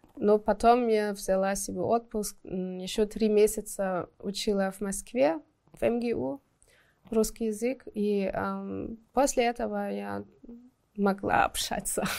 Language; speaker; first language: Russian; non-native, fluent; German